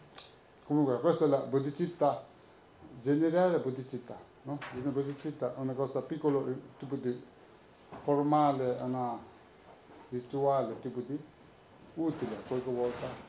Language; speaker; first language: Italian; non-native, learner; Tibetan